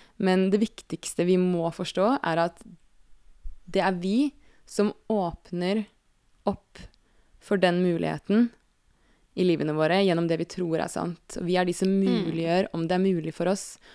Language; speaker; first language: Norwegian; native; Norwegian